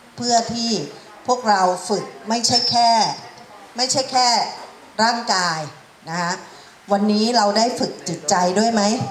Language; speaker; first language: Thai; native; Thai